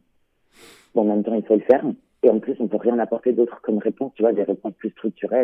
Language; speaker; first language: French; native; French